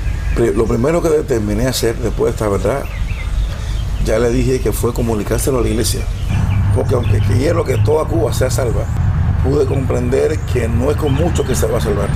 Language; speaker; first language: Spanish; native; Spanish